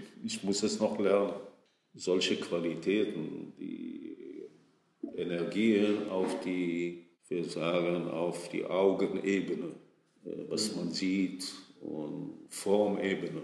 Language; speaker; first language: German; non-native, fluent; Hebrew